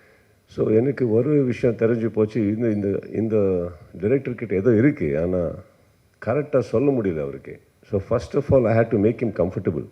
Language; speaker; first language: Tamil; non-native, learner; Kannada